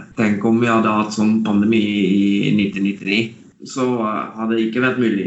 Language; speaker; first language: Norwegian; non-native, fluent; Dutch